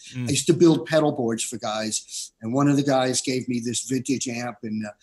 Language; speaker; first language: English; native; English